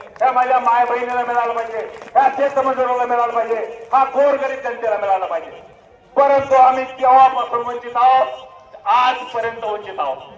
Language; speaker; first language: Marathi; non-native, local second language; Lambadi